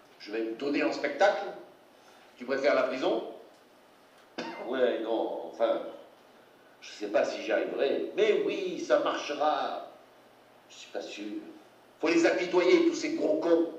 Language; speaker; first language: French; native; French